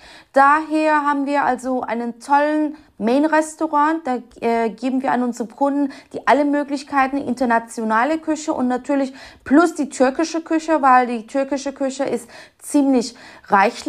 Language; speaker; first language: German; non-native, fluent; Turkish